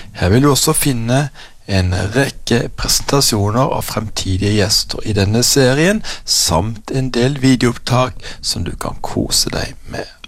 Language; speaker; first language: Norwegian; native; Norwegian